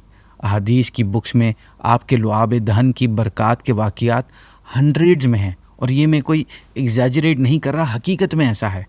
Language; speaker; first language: Urdu; native; Urdu